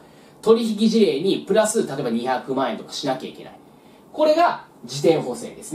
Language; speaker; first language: Japanese; native; Japanese